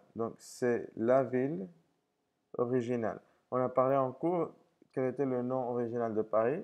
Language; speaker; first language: French; non-native, fluent; English